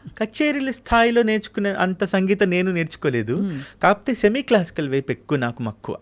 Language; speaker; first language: Telugu; native; Telugu